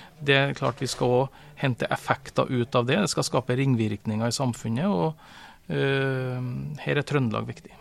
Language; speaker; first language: Norwegian; native; Norwegian